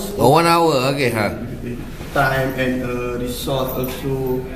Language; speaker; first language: English; non-native, local second language; Malay